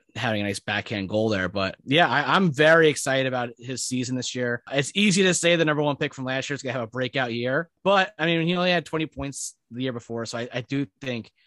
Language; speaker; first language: English; native; English